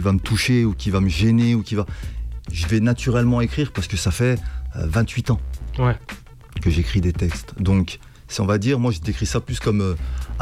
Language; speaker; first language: French; native; French